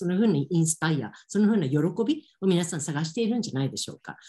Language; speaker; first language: Japanese; native; Japanese